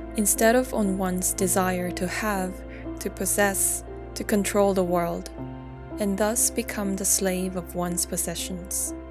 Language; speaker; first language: English; non-native, fluent; Korean